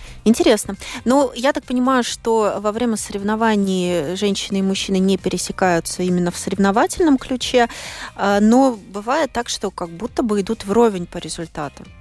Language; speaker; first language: Russian; native; Russian